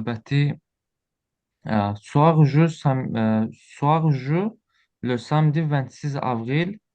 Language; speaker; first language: French; non-native, learner; Azerbaijani